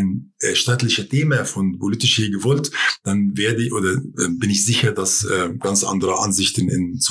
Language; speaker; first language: German; non-native, fluent; Arabic